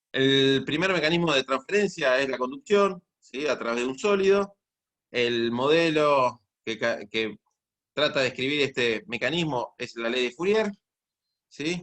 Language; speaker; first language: Spanish; native; Spanish